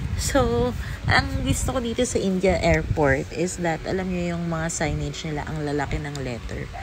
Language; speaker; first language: Filipino; native; Filipino